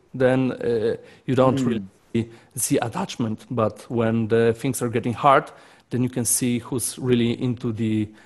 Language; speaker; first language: English; non-native, fluent; Polish